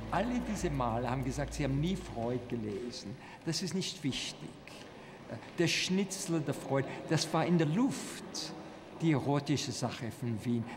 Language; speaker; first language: German; early bilingual, heritage; German